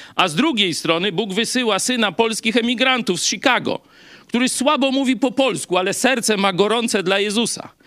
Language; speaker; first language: Polish; native; Polish